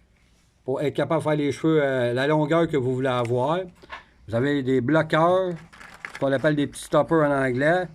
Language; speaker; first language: French; native; French